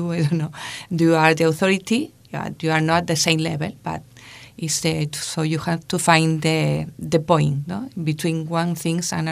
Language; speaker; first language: English; non-native, learner; Spanish